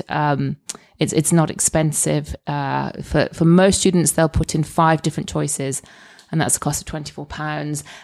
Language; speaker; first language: English; native; English